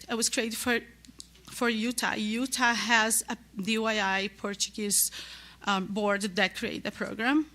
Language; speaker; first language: English; non-native, learner; Portuguese